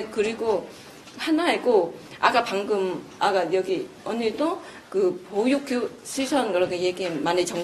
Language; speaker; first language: Korean; non-native, fluent; Vietnamese